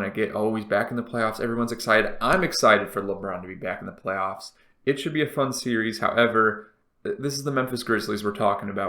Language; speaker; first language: English; native; English